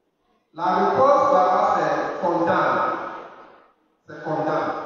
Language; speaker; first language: French; non-native, fluent; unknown